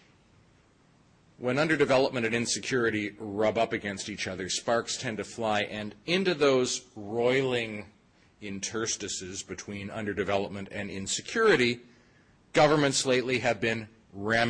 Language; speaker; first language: English; native; English